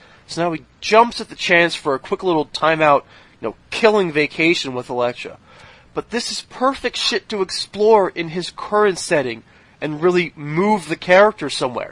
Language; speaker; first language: English; native; English